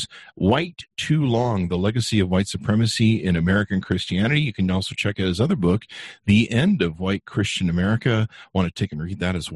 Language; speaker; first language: English; native; English